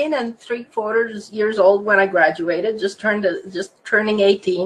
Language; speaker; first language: English; non-native, fluent; Croatian